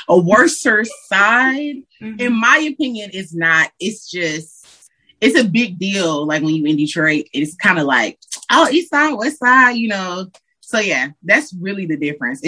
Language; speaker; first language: English; native; English